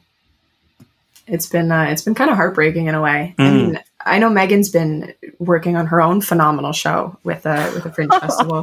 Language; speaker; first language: English; native; English